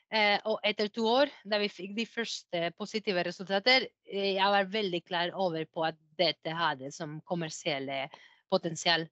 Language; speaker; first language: Norwegian; non-native, fluent; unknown